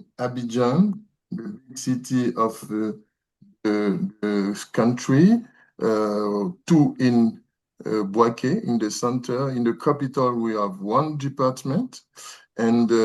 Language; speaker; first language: English; non-native, learner; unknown